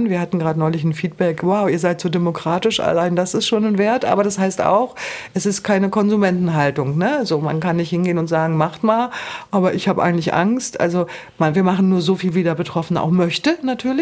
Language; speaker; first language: German; native; German